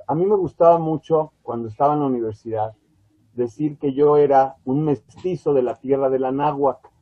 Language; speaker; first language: Spanish; native; Spanish